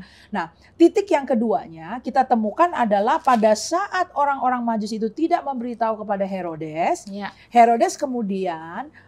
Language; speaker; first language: Indonesian; native; Indonesian